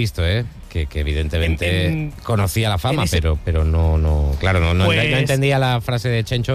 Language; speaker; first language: Spanish; native; Spanish